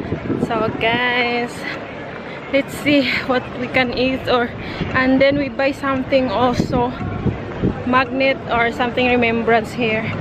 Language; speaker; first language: English; non-native, learner; Filipino